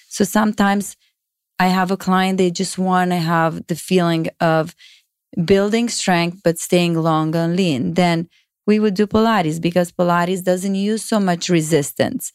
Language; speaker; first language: English; non-native, fluent; Romanian